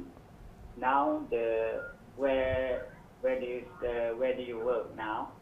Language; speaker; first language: English; non-native, learner; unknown